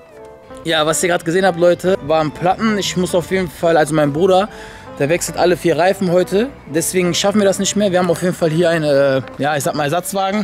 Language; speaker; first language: German; native; German